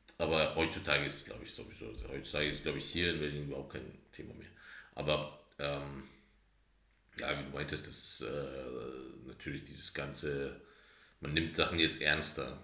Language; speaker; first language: German; early bilingual, other home language; Turkish